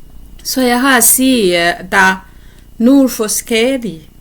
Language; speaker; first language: Danish; non-native, learner; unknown